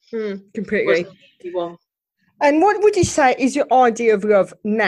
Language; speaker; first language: English; native; English